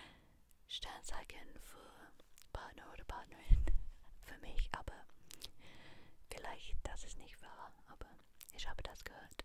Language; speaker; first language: German; non-native, learner; English